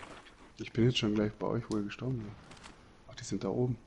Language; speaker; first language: German; native; German